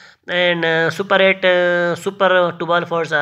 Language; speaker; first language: English; non-native, learner; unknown